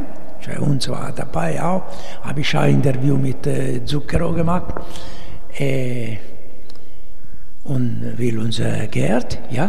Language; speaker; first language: German; non-native, learner; Italian